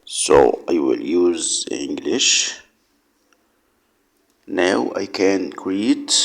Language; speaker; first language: English; non-native, learner; Arabic